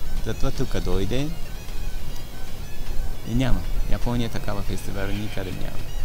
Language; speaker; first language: Bulgarian; non-native, learner; Japanese